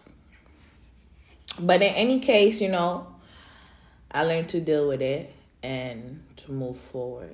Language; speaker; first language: English; early bilingual, other home language; Haitian Creole